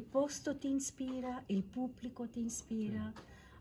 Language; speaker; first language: Italian; non-native, fluent; Catalan